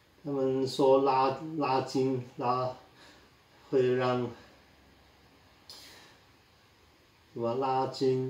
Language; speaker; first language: Chinese; non-native, local second language; Cantonese